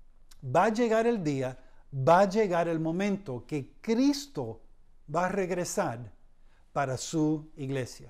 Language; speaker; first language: Spanish; early bilingual, heritage; Spanish